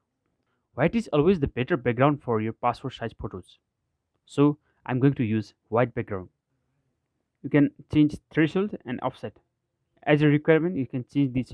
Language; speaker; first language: English; non-native, fluent; Nepali